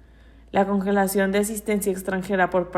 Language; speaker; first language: Spanish; native; Spanish